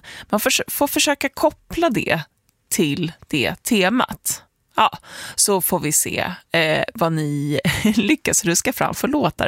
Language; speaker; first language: Swedish; native; Swedish